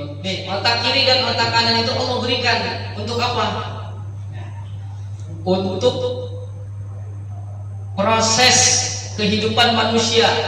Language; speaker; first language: Indonesian; native; Indonesian